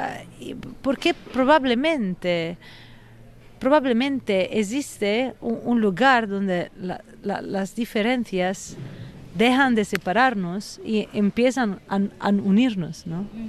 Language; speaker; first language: Spanish; non-native, fluent; Italian